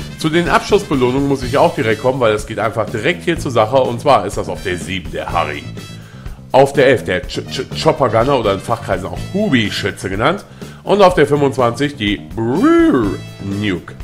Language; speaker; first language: German; native; German